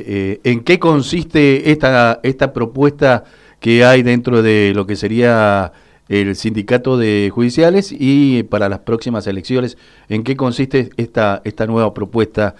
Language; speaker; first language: Spanish; native; Spanish